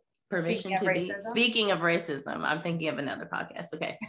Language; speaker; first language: English; native; English